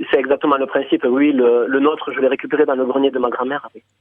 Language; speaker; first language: French; native; French